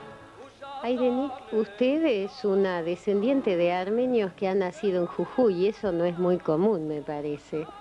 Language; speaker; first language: Spanish; native; Spanish